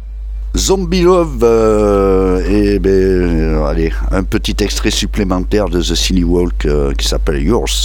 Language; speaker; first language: French; native; French